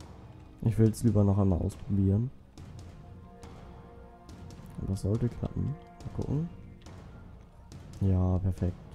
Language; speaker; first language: German; native; German